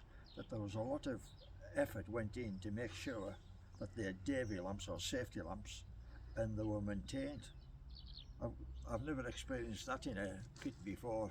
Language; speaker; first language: English; native; English